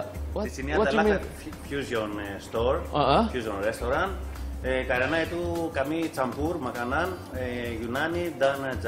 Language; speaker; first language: Indonesian; non-native, learner; Greek